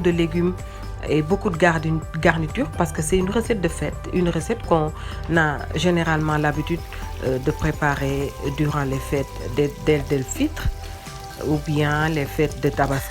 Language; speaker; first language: French; non-native, local second language; Wolof